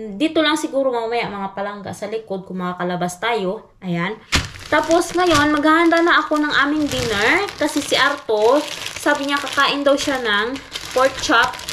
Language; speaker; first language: Filipino; non-native, local second language; Cebuano